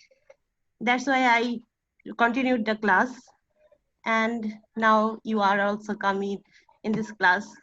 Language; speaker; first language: English; non-native, learner; Bangla